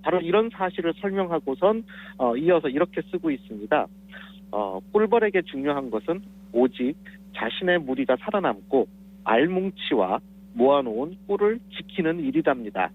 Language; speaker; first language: Korean; native; Korean